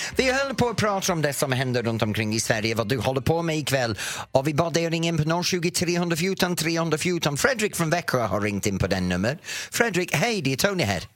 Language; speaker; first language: Swedish; non-native, fluent; English